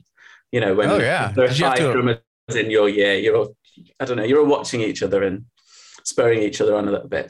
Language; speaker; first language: English; native; English